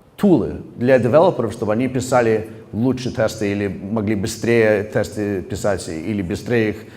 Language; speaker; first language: Russian; early bilingual, heritage; Russian